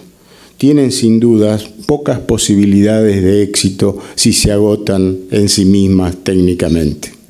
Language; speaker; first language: Spanish; native; Spanish